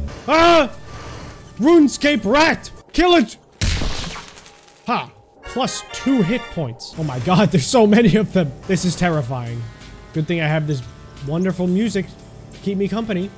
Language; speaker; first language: English; native; English